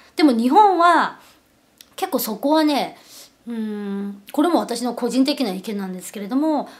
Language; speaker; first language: Japanese; non-native, fluent; Korean